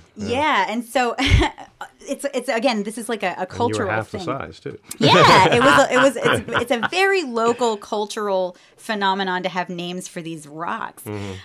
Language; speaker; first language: English; native; English